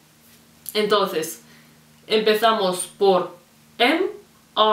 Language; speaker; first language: Spanish; non-native, fluent; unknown